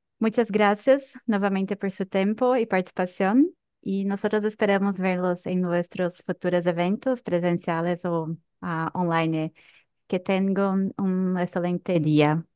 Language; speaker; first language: Spanish; non-native, fluent; Portuguese